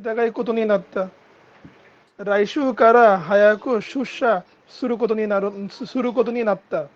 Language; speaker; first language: Japanese; non-native, learner; Bangla